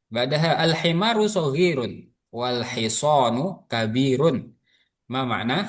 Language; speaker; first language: Arabic; non-native, fluent; Indonesian